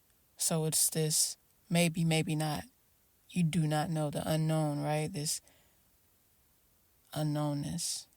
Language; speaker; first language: English; native; English